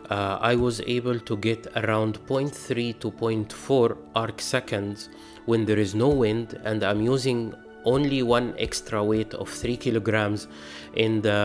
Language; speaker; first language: English; non-native, fluent; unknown